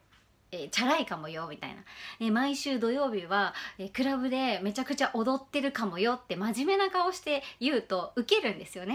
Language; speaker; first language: Japanese; native; Japanese